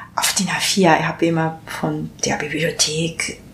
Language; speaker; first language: German; non-native, learner; Japanese